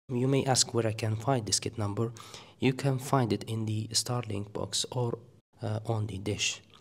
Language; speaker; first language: English; non-native, fluent; Arabic